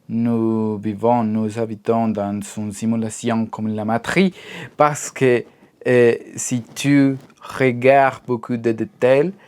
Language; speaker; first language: French; non-native, learner; Spanish